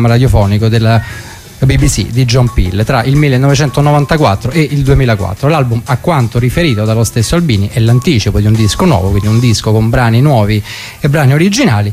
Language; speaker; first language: Italian; native; Italian